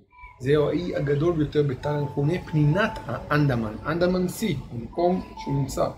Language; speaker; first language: Hebrew; native; Hebrew